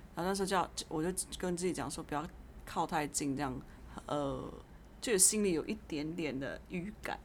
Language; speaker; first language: Chinese; early bilingual, heritage; Chinese